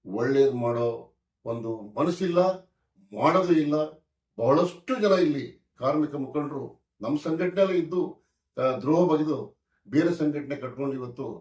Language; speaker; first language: Kannada; native; Kannada